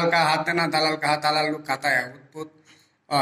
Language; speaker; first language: Hindi; non-native, learner; Bangla